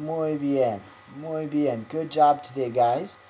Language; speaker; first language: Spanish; non-native, fluent; English